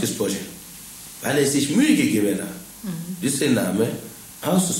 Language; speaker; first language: German; non-native, fluent; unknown